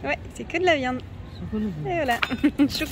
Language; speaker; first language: French; native; French